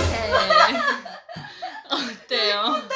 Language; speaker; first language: Korean; non-native, local second language; Chinese